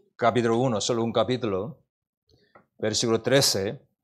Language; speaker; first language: Spanish; non-native, learner; Korean